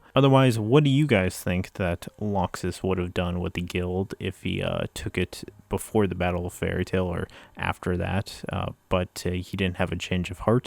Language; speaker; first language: English; native; English